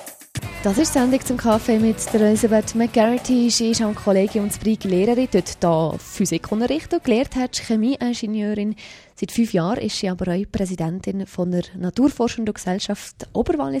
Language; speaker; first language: German; native; German